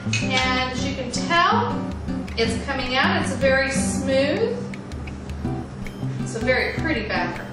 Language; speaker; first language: English; native; English